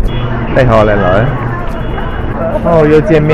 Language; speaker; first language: Chinese; non-native, learner; Italian